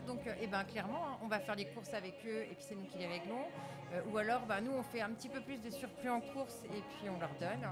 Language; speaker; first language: French; native; French